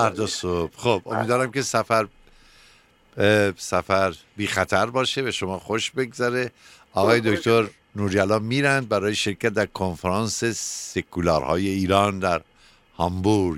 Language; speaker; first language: Persian; native; Persian